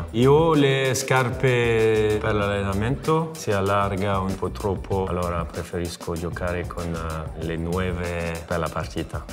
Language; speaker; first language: Italian; non-native, fluent; French